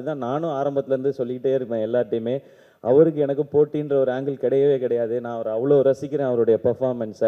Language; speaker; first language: Tamil; native; Tamil